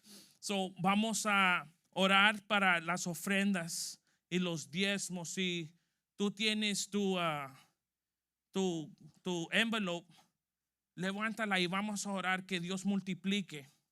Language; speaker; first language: Spanish; early bilingual, heritage; Spanish